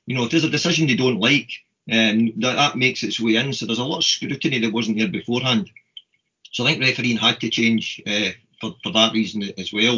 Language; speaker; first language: English; native; English